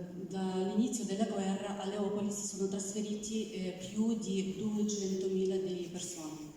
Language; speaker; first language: Italian; non-native, learner; Ukrainian